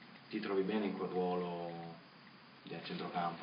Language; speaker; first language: Italian; native; Italian